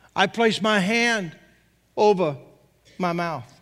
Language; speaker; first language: English; native; English